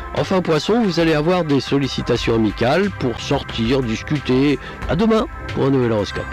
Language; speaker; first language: French; native; French